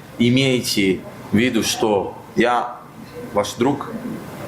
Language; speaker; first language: Russian; non-native, fluent; Italian